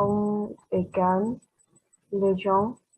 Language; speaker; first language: French; non-native, learner; Vietnamese